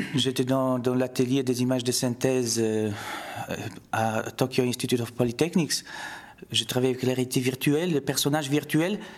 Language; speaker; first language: French; non-native, fluent; Polish